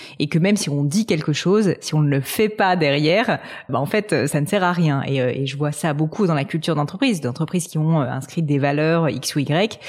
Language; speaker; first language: French; native; French